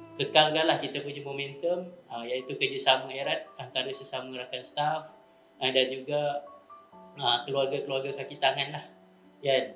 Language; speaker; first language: Malay; native; Malay